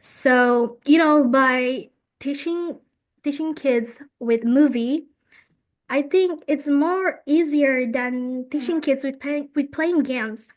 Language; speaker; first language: English; non-native, fluent; Indonesian